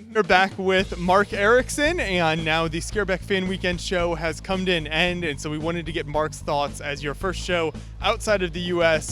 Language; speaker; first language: English; native; English